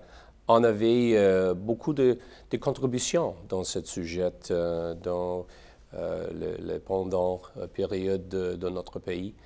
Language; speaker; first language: French; non-native, learner; English